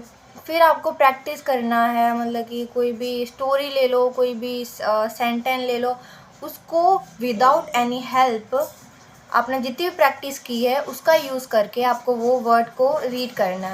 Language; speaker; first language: Hindi; native; Hindi